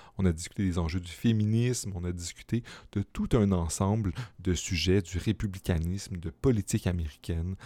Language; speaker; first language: French; native; French